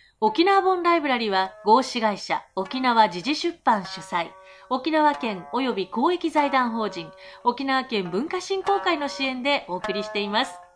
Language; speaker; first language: Japanese; native; Japanese